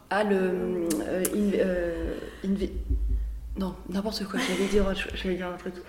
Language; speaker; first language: French; native; French